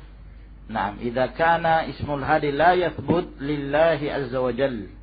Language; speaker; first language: Arabic; non-native, fluent; Indonesian